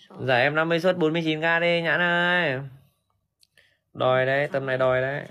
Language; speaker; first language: Vietnamese; native; Vietnamese